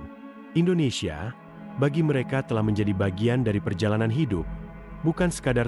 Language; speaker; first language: Indonesian; native; Indonesian